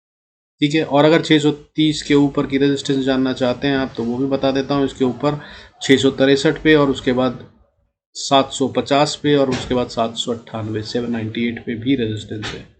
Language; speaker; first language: Hindi; native; Hindi